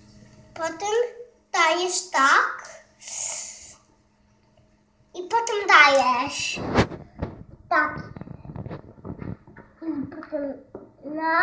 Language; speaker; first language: Polish; early bilingual, heritage; Polish